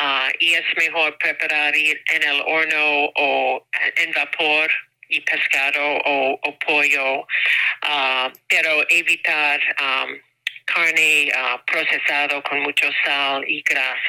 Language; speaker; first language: Spanish; non-native, learner; English